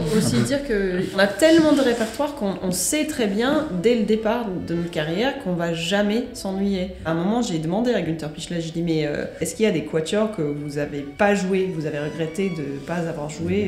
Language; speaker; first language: French; native; French